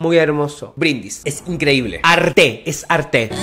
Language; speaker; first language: Spanish; native; Spanish